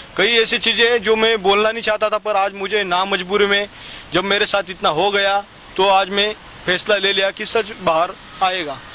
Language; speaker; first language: Hindi; non-native, local second language; Marathi